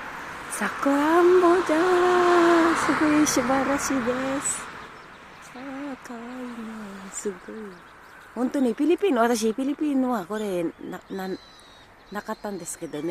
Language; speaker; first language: Japanese; non-native, learner; Filipino